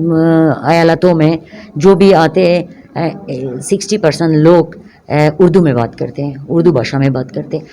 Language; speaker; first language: Hindi; non-native, learner; Pashto